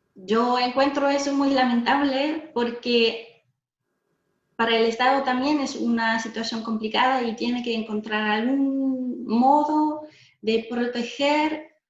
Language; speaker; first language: Spanish; non-native, fluent; German